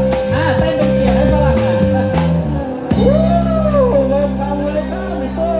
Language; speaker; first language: Thai; native; Thai